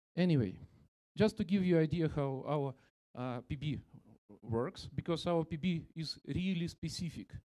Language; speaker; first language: English; non-native, fluent; Russian